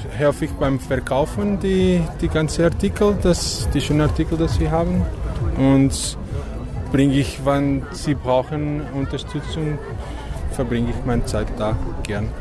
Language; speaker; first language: German; non-native, learner; Portuguese